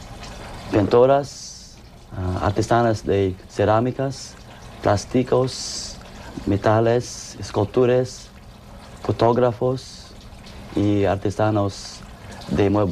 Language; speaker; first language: Spanish; non-native, fluent; English